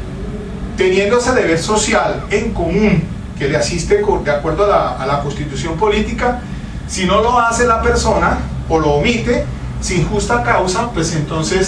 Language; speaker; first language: Spanish; native; Spanish